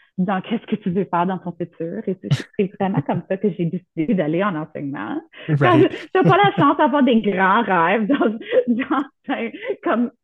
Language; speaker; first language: French; native; French